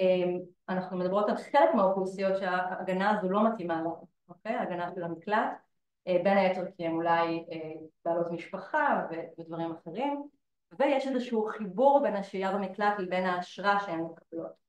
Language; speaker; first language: Hebrew; native; Hebrew